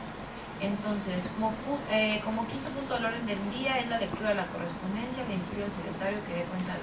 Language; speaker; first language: Spanish; native; Spanish